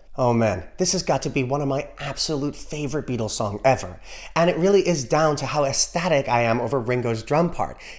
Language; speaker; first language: English; native; English